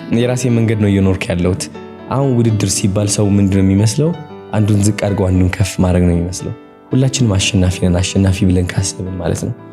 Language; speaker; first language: Amharic; non-native, local second language; Tigrinya